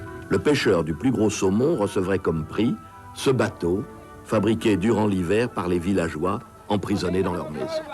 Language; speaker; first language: French; native; French